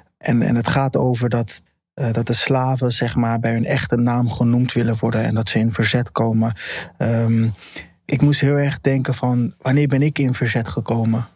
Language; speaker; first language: Dutch; early bilingual, other home language; Papiamento